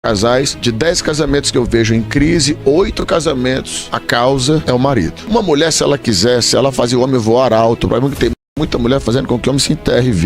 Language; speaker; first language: Portuguese; native; Portuguese